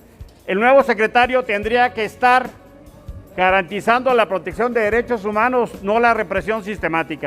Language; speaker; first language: Spanish; native; Spanish